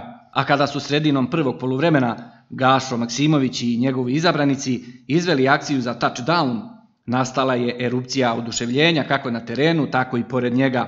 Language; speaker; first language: Serbian; native; Serbian